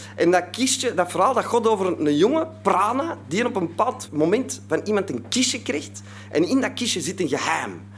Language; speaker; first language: Dutch; native; Dutch